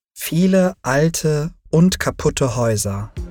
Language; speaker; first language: German; early bilingual, other home language; Turkish